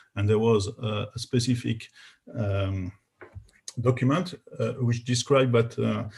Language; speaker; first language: English; non-native, fluent; French